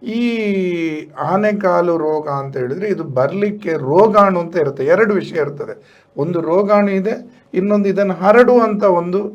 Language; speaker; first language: Kannada; native; Kannada